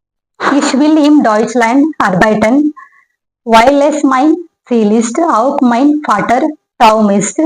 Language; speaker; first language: German; non-native, learner; Kannada